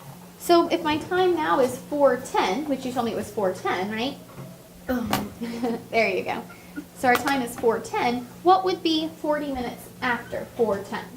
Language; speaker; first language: English; native; English